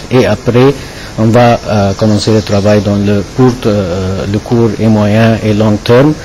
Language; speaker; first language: French; non-native, fluent; Arabic